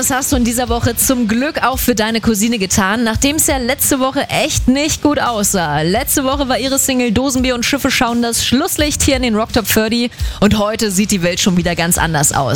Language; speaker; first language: German; native; German